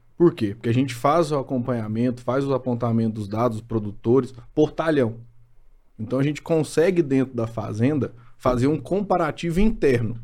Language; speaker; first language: Portuguese; native; Portuguese